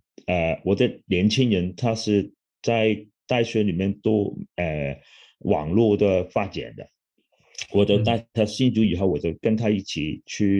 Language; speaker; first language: Chinese; non-native, local second language; Cantonese